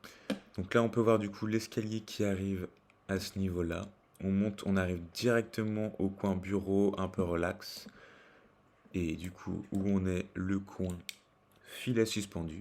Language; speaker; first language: French; native; French